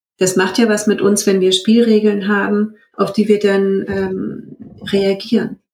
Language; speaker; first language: German; native; German